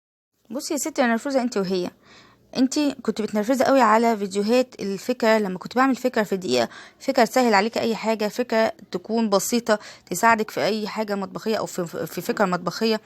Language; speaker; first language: Arabic; native; Arabic